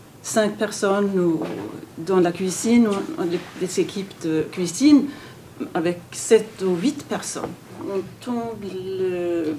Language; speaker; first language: French; non-native, fluent; Swedish